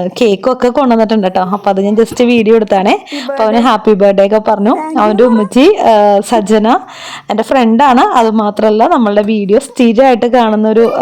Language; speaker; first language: Malayalam; native; Malayalam